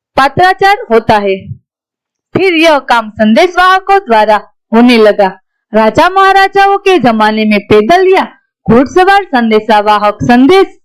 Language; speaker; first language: Hindi; non-native, local second language; Gujarati